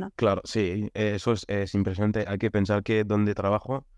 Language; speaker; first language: Spanish; non-native, fluent; French